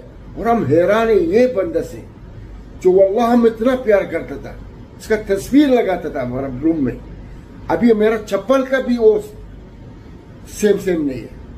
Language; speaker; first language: Hindi; non-native, learner; Arabic